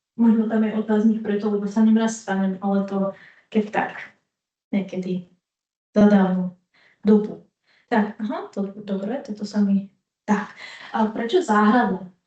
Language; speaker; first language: Slovak; native; Slovak